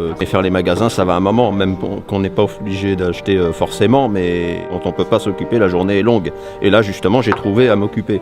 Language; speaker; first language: French; native; French